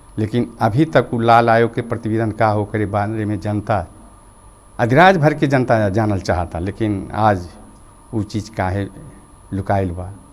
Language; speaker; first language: Bhojpuri; non-native, local second language; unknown